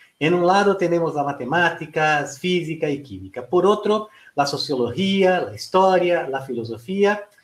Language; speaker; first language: Spanish; non-native, fluent; Portuguese